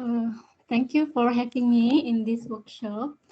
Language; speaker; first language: English; non-native, learner; Indonesian